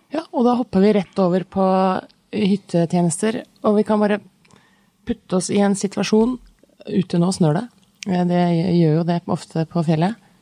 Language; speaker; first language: Norwegian; native; Norwegian